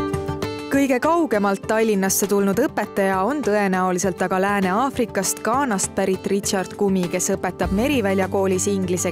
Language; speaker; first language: Estonian; native; Estonian